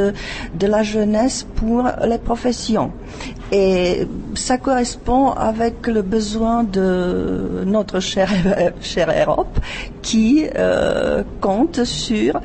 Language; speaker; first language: French; non-native, fluent; Czech